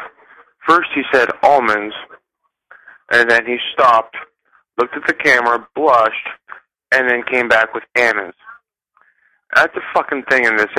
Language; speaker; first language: English; native; English